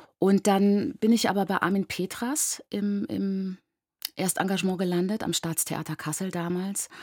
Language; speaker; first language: German; early bilingual, other home language; Persian